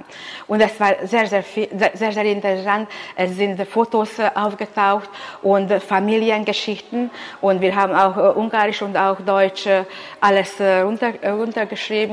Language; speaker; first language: German; non-native, local second language; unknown